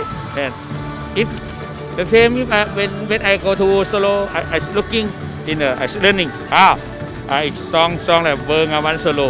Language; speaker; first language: English; non-native, learner; Thai